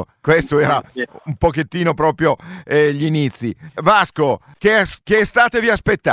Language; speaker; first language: Italian; native; Italian